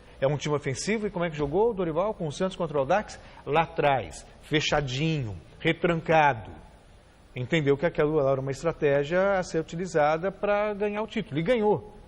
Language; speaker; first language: Portuguese; native; Portuguese